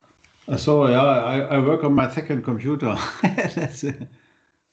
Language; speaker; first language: English; non-native, fluent; German